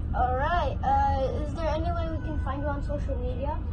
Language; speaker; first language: English; native; English